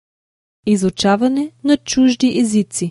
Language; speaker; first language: Bulgarian; native; Bulgarian